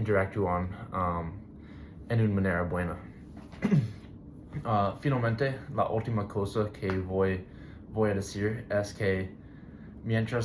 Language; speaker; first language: Spanish; non-native, learner; English